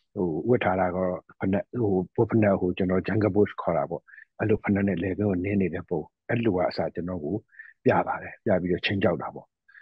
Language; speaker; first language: Burmese; native; Burmese